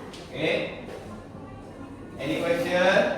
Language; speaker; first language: English; non-native, learner; Indonesian